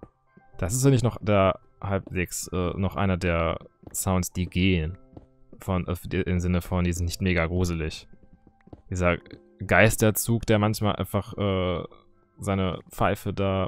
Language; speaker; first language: German; native; German